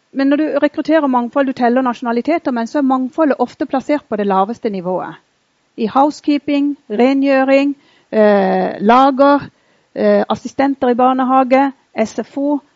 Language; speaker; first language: Norwegian; early bilingual, other home language; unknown